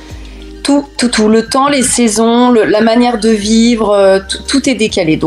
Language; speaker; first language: French; native; French